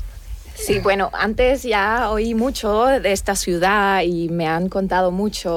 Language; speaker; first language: Spanish; non-native, fluent; German